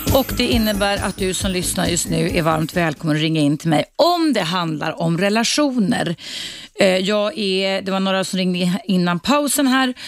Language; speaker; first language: Swedish; native; Swedish